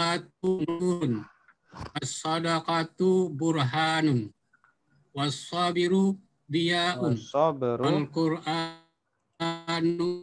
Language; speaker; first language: Arabic; non-native, learner; Indonesian